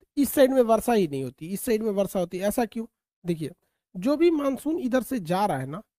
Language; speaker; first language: Hindi; native; Hindi